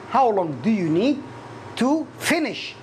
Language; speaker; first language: English; non-native, fluent; Arabic